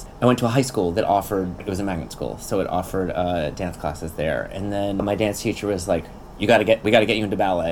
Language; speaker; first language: English; native; English